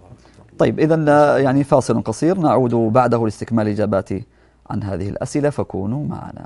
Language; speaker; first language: Arabic; native; Arabic